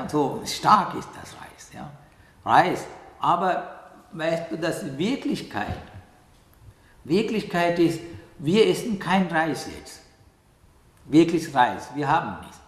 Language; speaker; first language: German; non-native, fluent; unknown